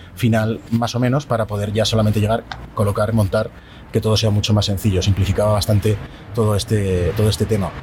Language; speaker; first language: Spanish; native; Spanish